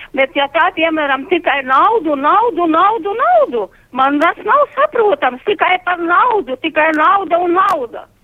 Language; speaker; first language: Latvian; non-native, local second language; Russian